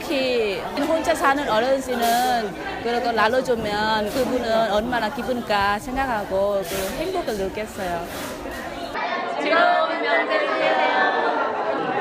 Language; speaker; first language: Korean; non-native, learner; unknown